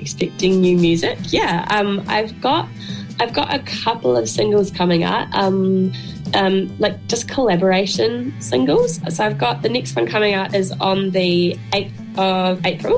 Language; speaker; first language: English; native; English